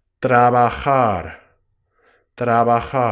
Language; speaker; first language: Spanish; non-native, fluent; English